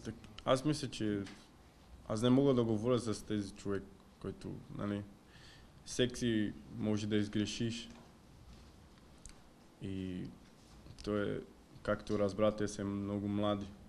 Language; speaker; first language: Bulgarian; non-native, learner; Portuguese